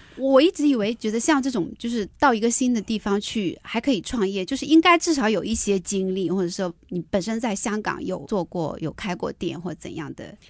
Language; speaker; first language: Chinese; native; Chinese